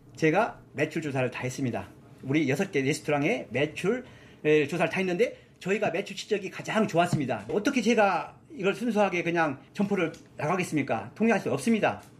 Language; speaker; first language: Korean; native; Korean